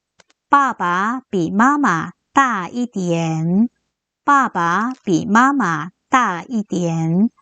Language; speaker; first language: Chinese; non-native, fluent; Korean